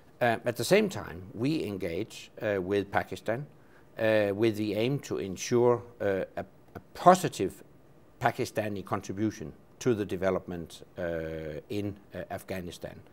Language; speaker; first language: English; non-native, fluent; Danish